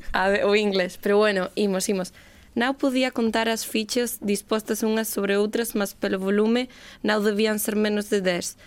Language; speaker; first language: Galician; native; Galician